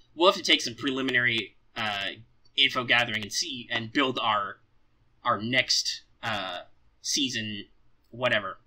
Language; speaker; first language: English; native; English